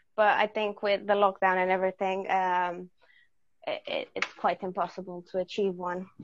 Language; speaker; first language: English; non-native, fluent; Romanian